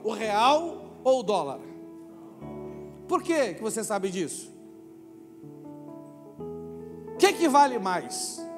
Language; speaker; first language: Portuguese; native; Portuguese